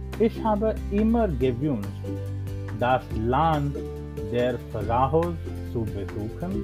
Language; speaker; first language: German; non-native, learner; English